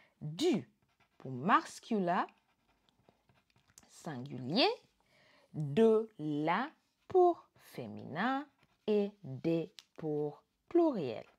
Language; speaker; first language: French; non-native, fluent; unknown